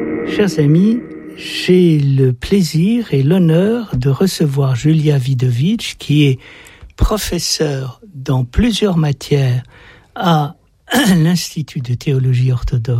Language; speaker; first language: French; native; French